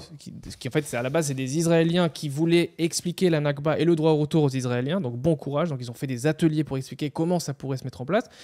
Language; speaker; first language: French; non-native, fluent; Hebrew